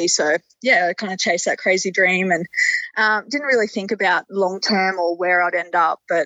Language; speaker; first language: English; native; English